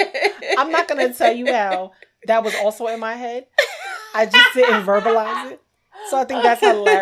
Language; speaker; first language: English; native; English